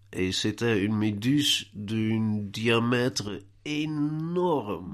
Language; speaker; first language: French; non-native, fluent; Dutch